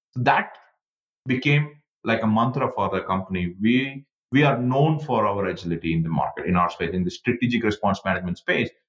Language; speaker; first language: English; non-native, local second language; Tamil